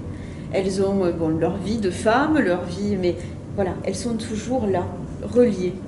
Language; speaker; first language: French; native; French